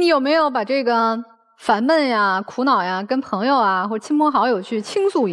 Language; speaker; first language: Chinese; native; Chinese